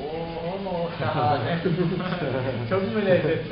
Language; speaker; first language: Turkish; non-native, learner; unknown